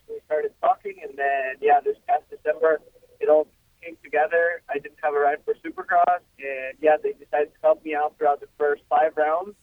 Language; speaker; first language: English; non-native, fluent; Spanish